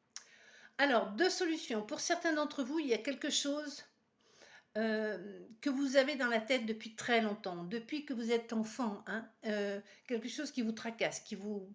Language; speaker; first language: French; native; French